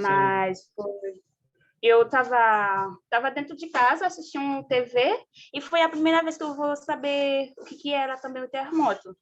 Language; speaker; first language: Portuguese; non-native, fluent; Haitian Creole